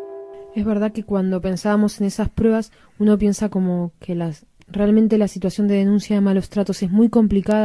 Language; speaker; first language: Spanish; native; Spanish